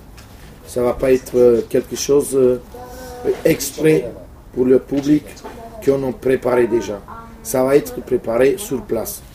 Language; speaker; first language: French; non-native, fluent; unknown